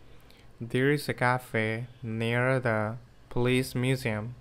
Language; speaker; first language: English; non-native, learner; Bangla